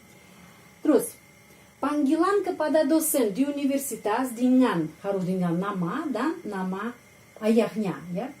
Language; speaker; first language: Indonesian; non-native, fluent; Russian